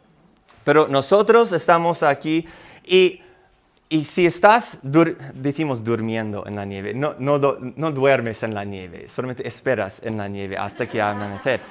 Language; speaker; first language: Spanish; non-native, fluent; English